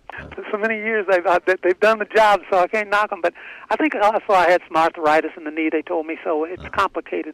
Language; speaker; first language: English; native; English